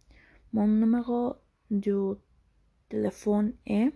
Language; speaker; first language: French; non-native, learner; Spanish